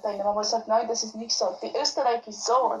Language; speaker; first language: German; non-native, learner; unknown